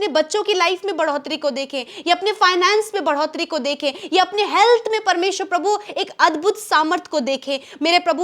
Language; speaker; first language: Hindi; native; Hindi